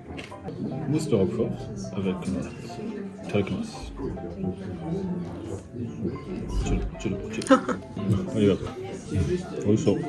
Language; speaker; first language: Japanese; non-native, learner; French